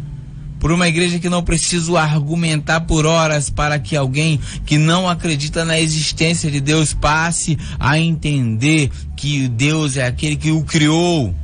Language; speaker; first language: Portuguese; native; Portuguese